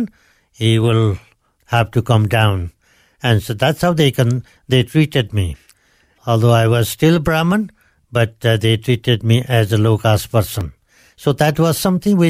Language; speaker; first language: English; non-native, local second language; Nepali